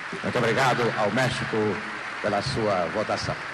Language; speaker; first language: Portuguese; native; Portuguese